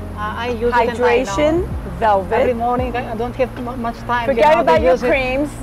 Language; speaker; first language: English; non-native, fluent; German